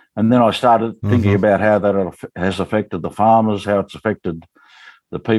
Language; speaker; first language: English; native; English